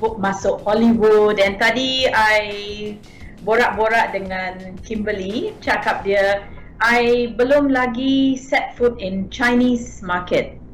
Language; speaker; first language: Malay; non-native, local second language; Tamil